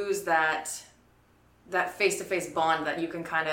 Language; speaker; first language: English; native; English